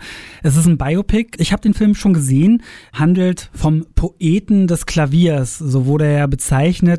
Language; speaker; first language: German; native; German